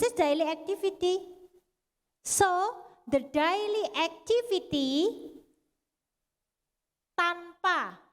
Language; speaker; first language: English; non-native, learner; Indonesian